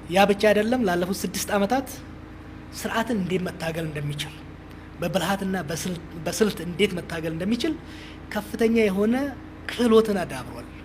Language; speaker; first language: Amharic; non-native, local second language; Oromo